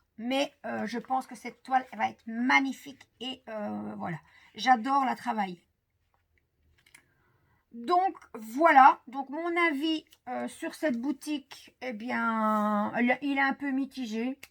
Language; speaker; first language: French; native; French